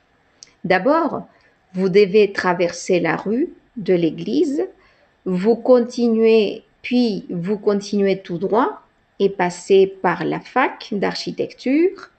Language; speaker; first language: French; non-native, fluent; Spanish